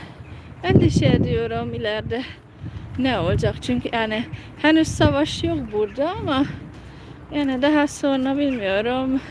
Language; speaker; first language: Turkish; non-native, fluent; Hungarian